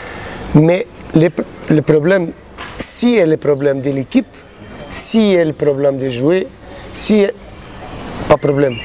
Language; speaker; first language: French; non-native, learner; Portuguese